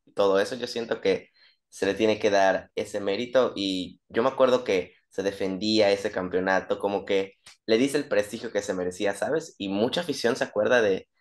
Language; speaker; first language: Spanish; native; Spanish